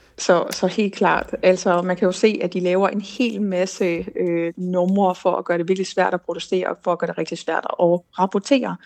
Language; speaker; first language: Danish; native; Danish